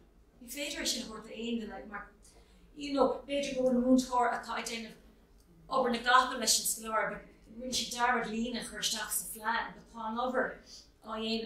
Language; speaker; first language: Irish; non-native, local second language; English